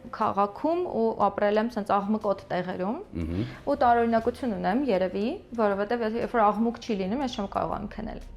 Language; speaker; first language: Armenian; early bilingual, other home language; Russian